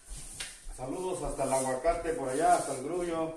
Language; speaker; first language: Spanish; native; Spanish